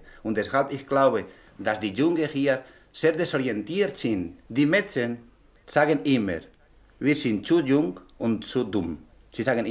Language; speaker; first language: German; non-native, learner; Spanish